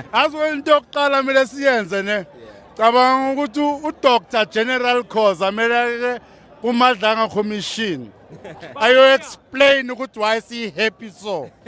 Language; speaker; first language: Zulu; native; Zulu